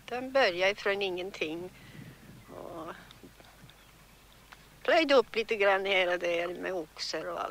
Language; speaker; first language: Swedish; early bilingual, heritage; Swedish